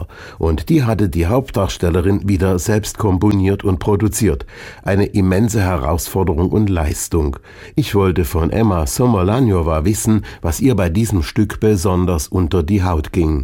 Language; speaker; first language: German; native; German